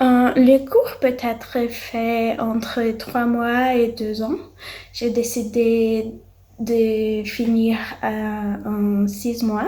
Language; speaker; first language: French; non-native, learner; Portuguese